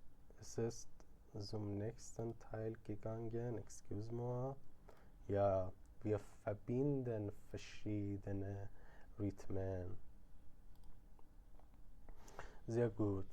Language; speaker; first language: German; non-native, fluent; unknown